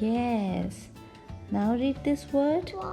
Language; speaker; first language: English; non-native, local second language; Hindi